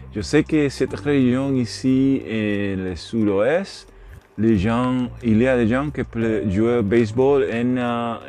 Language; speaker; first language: French; non-native, learner; Spanish